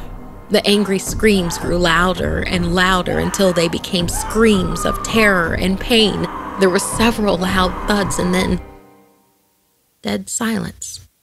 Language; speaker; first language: English; native; English